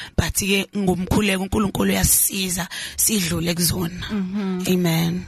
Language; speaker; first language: Zulu; native; Zulu